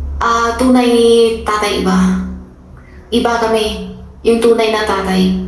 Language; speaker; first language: Filipino; non-native, learner; Chinese